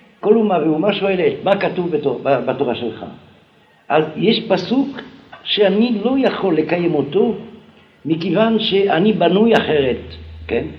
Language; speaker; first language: Hebrew; non-native, fluent; French